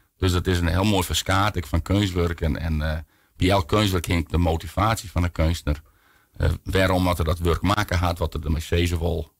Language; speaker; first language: Dutch; non-native, local second language; Western Frisian